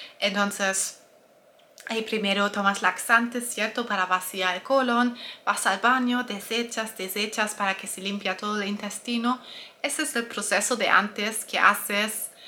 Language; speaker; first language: Spanish; non-native, fluent; German